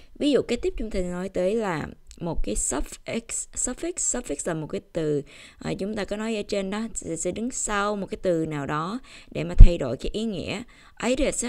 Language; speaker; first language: Vietnamese; early bilingual, heritage; Vietnamese